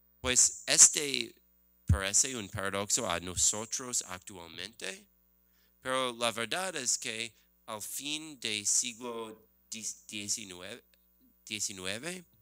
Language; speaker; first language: Spanish; non-native, learner; English